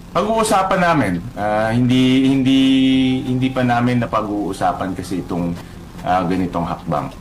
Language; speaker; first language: Filipino; native; Filipino